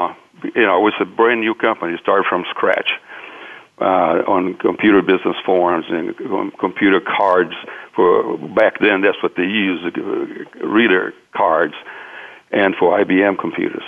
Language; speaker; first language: English; non-native, fluent; Portuguese